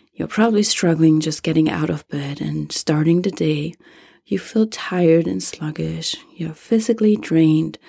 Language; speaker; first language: English; non-native, fluent; German